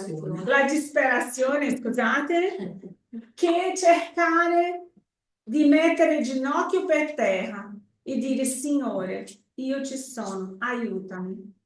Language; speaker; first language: Italian; non-native, fluent; Portuguese